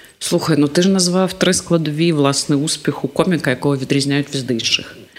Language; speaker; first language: Ukrainian; non-native, local second language; Russian